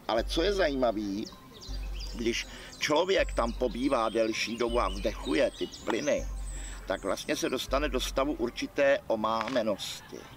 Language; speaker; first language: Czech; native; Czech